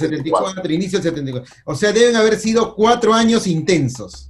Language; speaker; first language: Spanish; native; Spanish